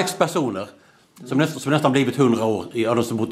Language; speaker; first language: Swedish; native; Swedish